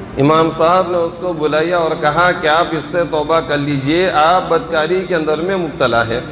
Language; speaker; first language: Urdu; non-native, local second language; Gujarati